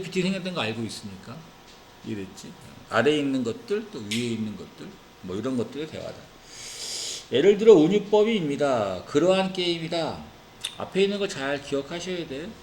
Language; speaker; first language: Korean; native; Korean